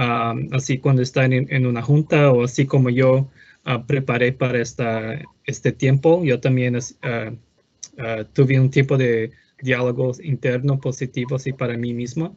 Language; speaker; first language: Spanish; non-native, fluent; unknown